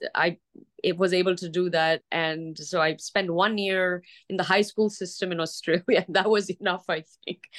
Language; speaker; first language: English; early bilingual, other home language; Arabic